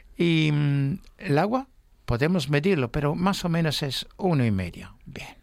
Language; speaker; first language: Spanish; non-native, fluent; English